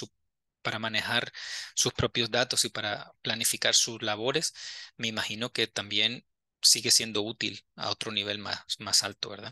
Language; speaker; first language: Spanish; native; Spanish